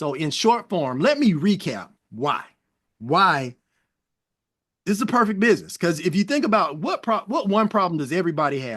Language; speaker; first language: English; native; English